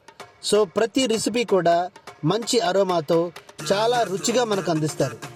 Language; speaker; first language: Telugu; native; Telugu